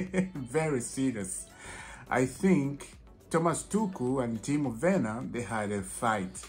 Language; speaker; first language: English; non-native, fluent; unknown